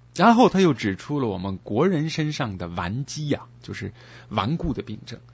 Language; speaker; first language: Chinese; native; Chinese